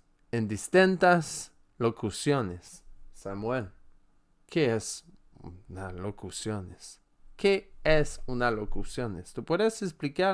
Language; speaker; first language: Spanish; non-native, learner; French